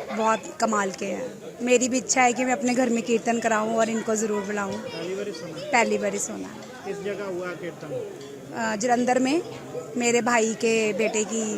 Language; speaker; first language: Hindi; non-native, local second language; Punjabi